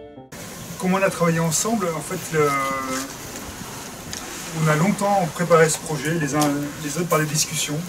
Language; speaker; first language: French; native; French